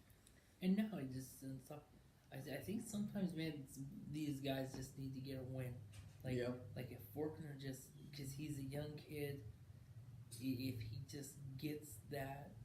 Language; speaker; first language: English; native; English